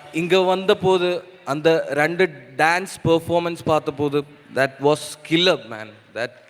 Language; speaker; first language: Tamil; non-native, learner; Malayalam